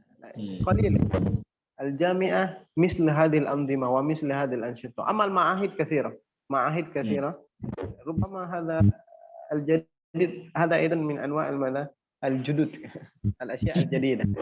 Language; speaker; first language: Arabic; non-native, fluent; Indonesian